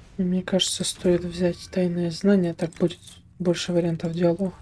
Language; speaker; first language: Russian; native; Russian